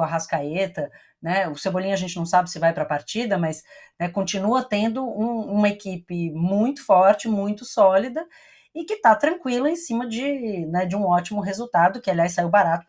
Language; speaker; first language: Portuguese; native; Portuguese